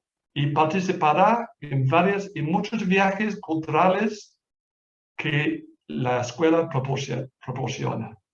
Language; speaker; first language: Spanish; non-native, fluent; English